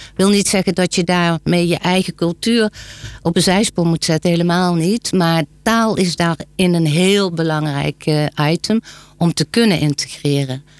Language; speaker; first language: Dutch; native; Dutch